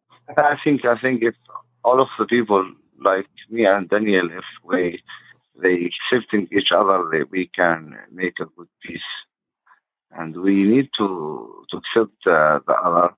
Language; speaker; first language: English; non-native, learner; Arabic